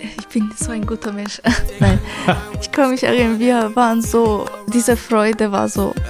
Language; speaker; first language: German; early bilingual, other home language; Arabic